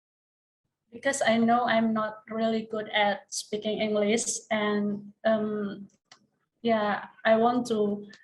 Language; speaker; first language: English; non-native, learner; Indonesian